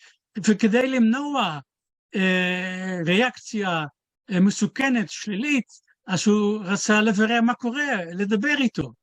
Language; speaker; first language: Hebrew; non-native, fluent; Dutch